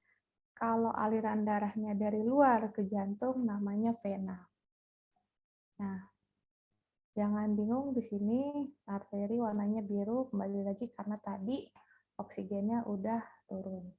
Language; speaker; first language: Indonesian; native; Indonesian